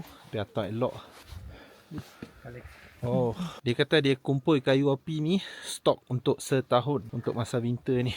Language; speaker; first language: Malay; native; Malay